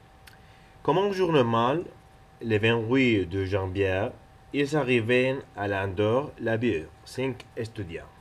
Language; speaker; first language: French; non-native, learner; Spanish